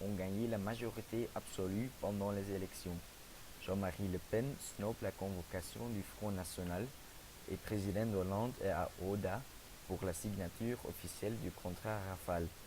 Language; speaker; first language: French; non-native, learner; Dutch